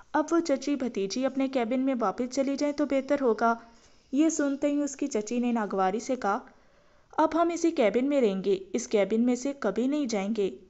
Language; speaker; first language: Hindi; native; Hindi